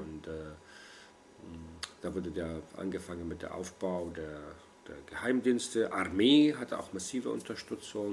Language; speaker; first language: German; non-native, fluent; Arabic